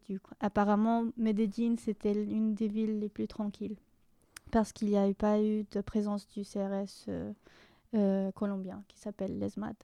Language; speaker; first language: French; non-native, fluent; Spanish